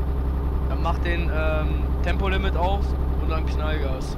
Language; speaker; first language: German; native; German